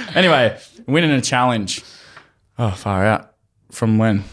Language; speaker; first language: English; native; English